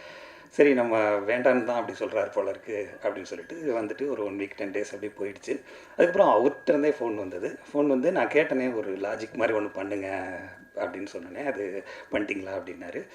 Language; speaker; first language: Tamil; native; Tamil